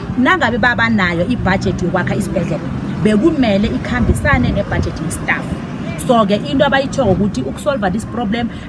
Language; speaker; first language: Zulu; non-native, local second language; South Ndebele